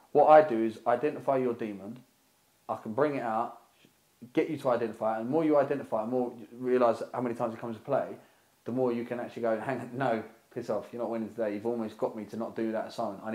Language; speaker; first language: English; native; English